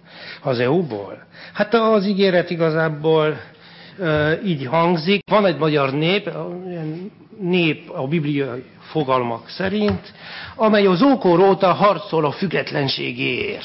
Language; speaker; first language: Hungarian; non-native, fluent; French